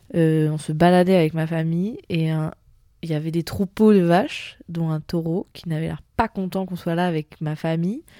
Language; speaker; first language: French; native; French